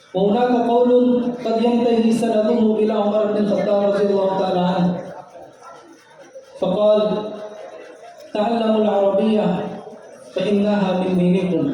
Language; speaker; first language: Arabic; non-native, fluent; Urdu